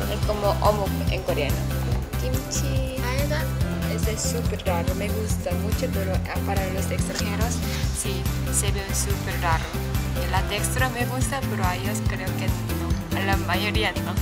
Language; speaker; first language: Spanish; non-native, learner; Korean